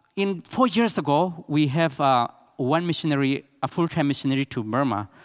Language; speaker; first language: English; non-native, learner; Burmese